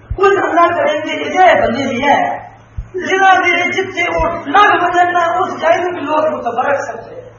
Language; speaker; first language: Urdu; non-native, local second language; Punjabi